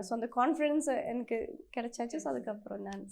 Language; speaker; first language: Tamil; non-native, learner; Malayalam